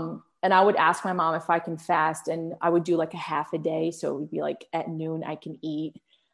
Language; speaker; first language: English; early bilingual, other home language; Arabic